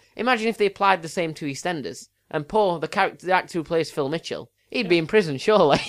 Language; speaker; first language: English; native; English